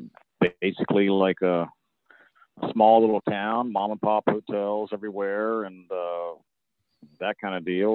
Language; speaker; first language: English; native; English